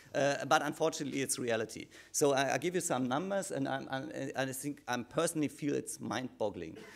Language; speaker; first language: English; non-native, fluent; German